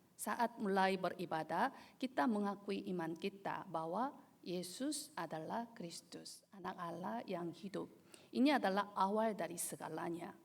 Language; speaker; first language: Indonesian; non-native, fluent; Korean